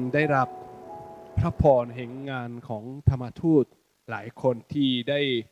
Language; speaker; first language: Thai; non-native, fluent; Spanish